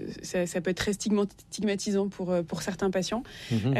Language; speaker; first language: French; native; French